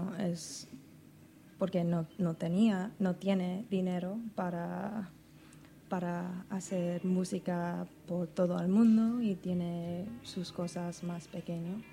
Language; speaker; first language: Spanish; non-native, learner; English